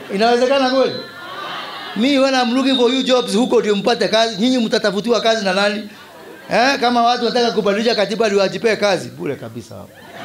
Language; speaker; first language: Swahili; non-native, local second language; Kikuyu